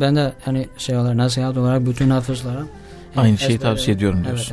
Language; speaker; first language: Turkish; non-native, learner; Albanian